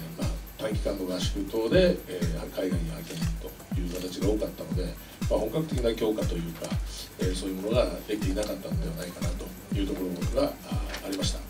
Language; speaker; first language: Japanese; native; Japanese